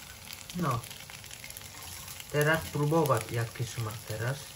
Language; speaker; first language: Polish; non-native, learner; Vietnamese